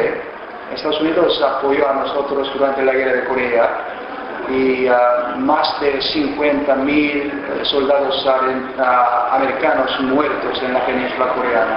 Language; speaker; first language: Spanish; non-native, fluent; Korean